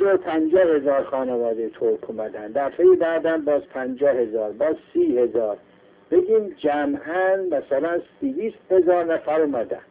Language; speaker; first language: Persian; non-native, local second language; Azerbaijani